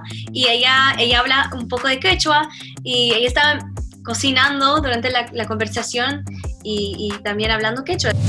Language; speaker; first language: Spanish; early bilingual, heritage; Spanish